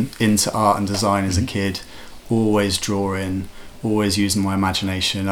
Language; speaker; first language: English; native; English